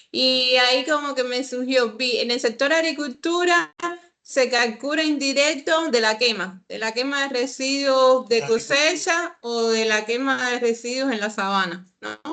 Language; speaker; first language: Spanish; native; Spanish